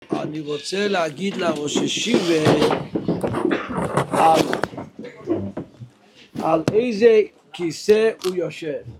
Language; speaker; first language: Hebrew; non-native, local second language; Yiddish